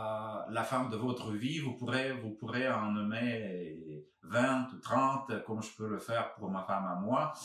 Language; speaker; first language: French; non-native, fluent; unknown